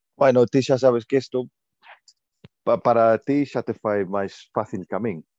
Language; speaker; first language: Galician; native; Galician